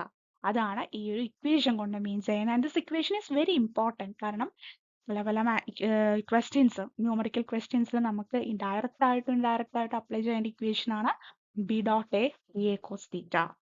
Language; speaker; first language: Malayalam; native; Malayalam